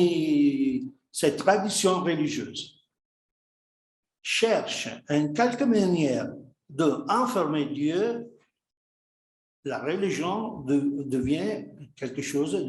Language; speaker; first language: French; non-native, fluent; Italian